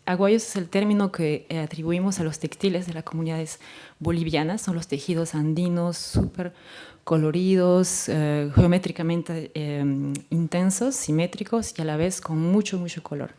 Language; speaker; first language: Spanish; native; Spanish